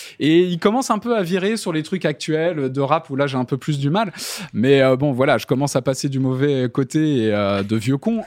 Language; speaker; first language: French; native; French